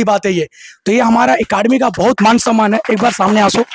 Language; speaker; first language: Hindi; non-native, local second language; Bangla